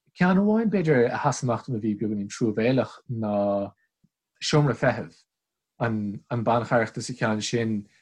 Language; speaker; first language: Irish; non-native, local second language; English